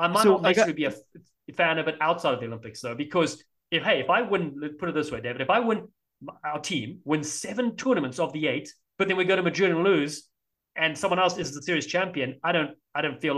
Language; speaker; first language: English; native; English